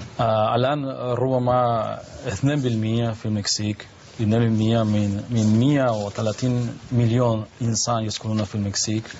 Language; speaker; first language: Arabic; non-native, learner; Spanish